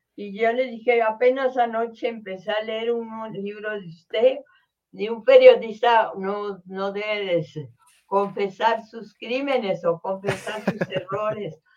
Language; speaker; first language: Spanish; early bilingual, other home language; French